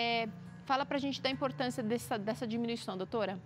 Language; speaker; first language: Portuguese; native; Portuguese